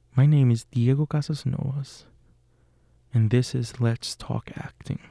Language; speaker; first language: English; non-native, fluent; Spanish